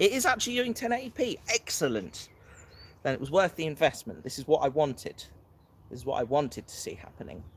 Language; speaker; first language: English; native; English